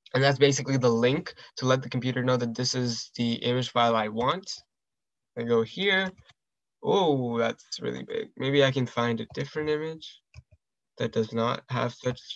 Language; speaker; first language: English; early bilingual, other home language; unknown